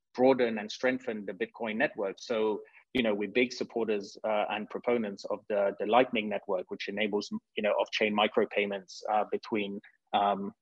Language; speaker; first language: English; non-native, fluent; French